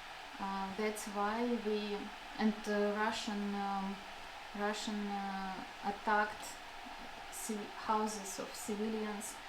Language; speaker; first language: English; non-native, learner; Russian